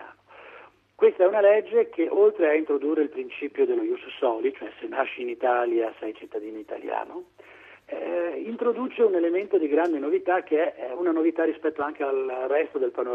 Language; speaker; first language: Italian; native; Italian